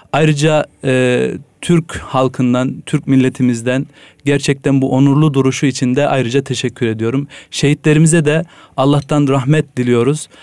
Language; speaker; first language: Turkish; native; Turkish